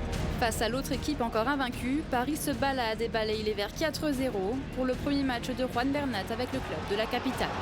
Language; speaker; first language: French; native; French